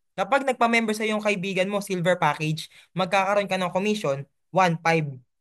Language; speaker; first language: Filipino; native; Filipino